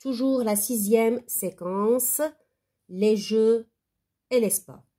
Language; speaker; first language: French; non-native, local second language; Arabic